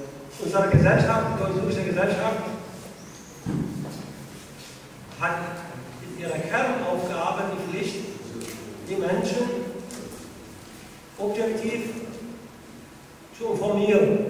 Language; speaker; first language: German; non-native, fluent; Arabic